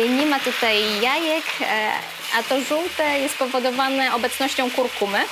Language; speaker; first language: Polish; early bilingual, other home language; Vietnamese